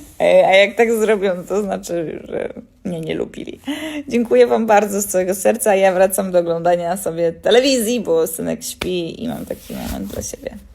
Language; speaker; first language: Polish; early bilingual, heritage; Polish